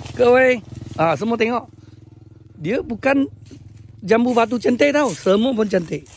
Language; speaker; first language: Malay; non-native, local second language; Chinese